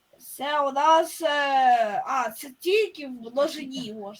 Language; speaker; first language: Ukrainian; non-native, local second language; Russian